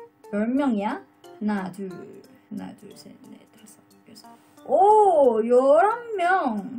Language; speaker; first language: Korean; non-native, learner; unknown